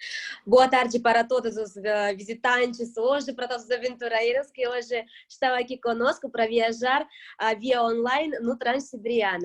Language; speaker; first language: Portuguese; non-native, fluent; Russian